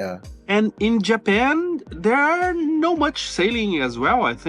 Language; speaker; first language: English; non-native, fluent; Portuguese